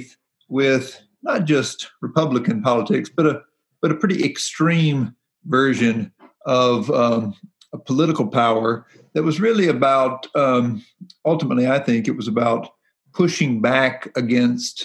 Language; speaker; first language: English; native; English